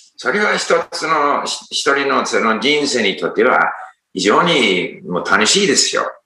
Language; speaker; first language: Japanese; non-native, fluent; English